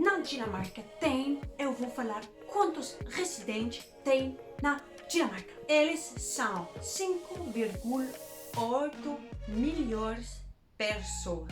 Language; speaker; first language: Portuguese; non-native, learner; Danish